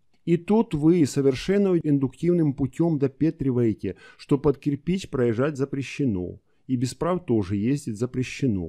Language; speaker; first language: Russian; native; Russian